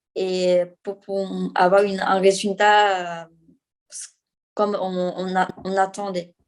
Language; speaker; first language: French; non-native, fluent; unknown